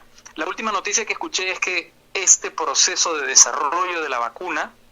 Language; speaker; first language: Spanish; native; Spanish